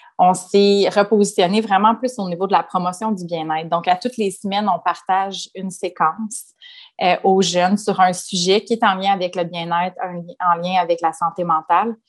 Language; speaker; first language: French; native; French